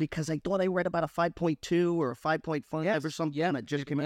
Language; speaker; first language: English; native; English